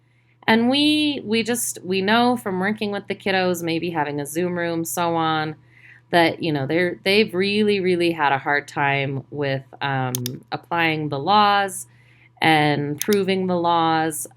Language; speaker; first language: English; native; English